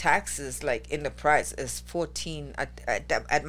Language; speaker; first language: English; non-native, fluent; German